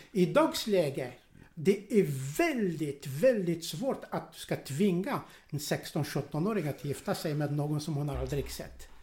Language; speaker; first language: Swedish; non-native, fluent; Arabic